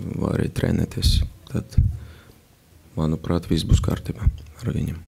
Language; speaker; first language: Latvian; non-native, local second language; Russian